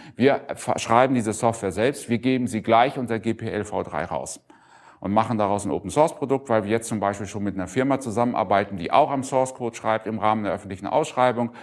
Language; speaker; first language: German; native; German